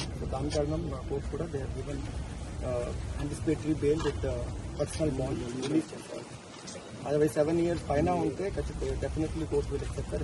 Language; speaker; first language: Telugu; non-native, learner; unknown